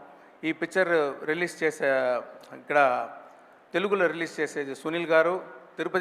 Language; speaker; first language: Telugu; non-native, learner; Tamil